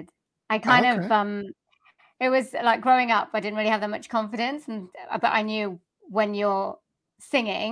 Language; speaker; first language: English; native; English